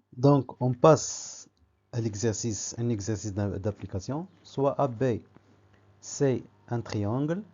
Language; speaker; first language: French; non-native, local second language; Arabic